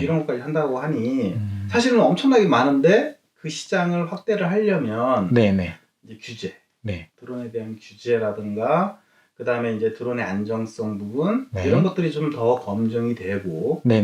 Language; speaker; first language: Korean; native; Korean